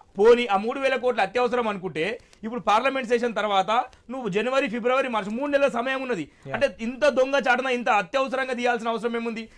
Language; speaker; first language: Telugu; native; Telugu